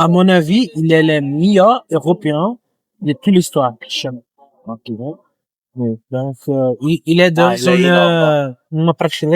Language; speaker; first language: French; non-native, learner; Portuguese